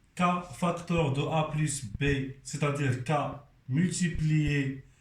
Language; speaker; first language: French; non-native, local second language; Arabic